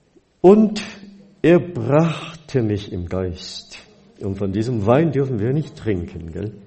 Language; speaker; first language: German; non-native, fluent; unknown